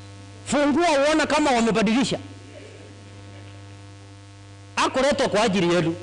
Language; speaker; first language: Swahili; non-native, local second language; Gusii